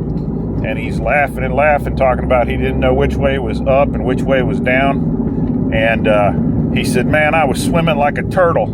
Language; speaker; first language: English; native; English